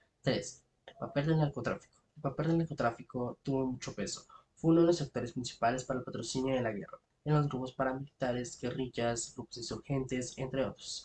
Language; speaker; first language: Spanish; native; Spanish